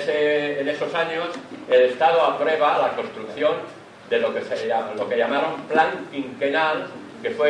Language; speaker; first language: Spanish; native; Spanish